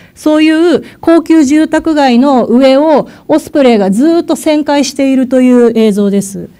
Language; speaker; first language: Japanese; native; Japanese